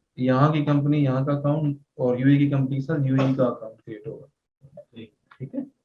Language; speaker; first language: Urdu; non-native, local second language; Punjabi